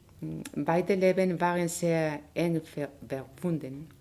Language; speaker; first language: German; non-native, learner; Spanish